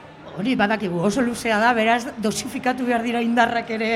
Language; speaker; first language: Basque; native; Basque